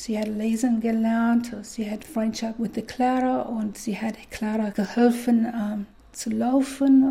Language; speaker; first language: German; non-native, learner; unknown